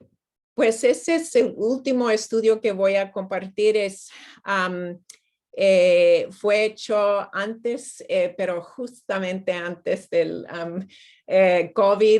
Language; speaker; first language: Spanish; non-native, fluent; English